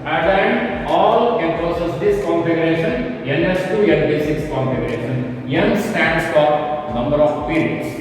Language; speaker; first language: English; non-native, local second language; Kannada